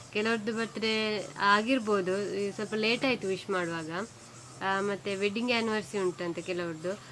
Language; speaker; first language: Kannada; native; Kannada